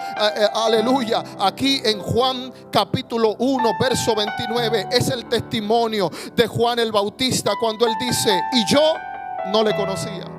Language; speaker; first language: Spanish; native; Spanish